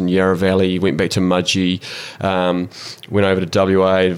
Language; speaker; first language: English; native; English